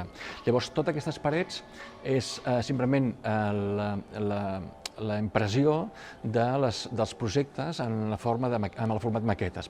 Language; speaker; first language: Catalan; native; Catalan